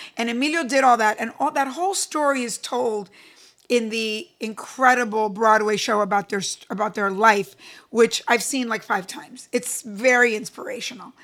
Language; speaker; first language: English; early bilingual, other home language; Spanish